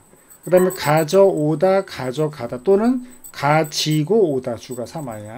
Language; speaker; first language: Korean; native; Korean